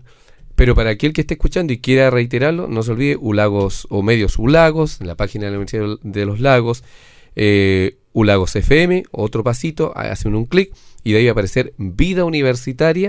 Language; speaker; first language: Spanish; native; Spanish